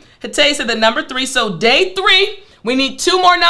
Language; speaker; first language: English; native; English